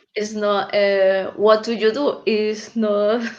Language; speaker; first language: English; non-native, learner; Spanish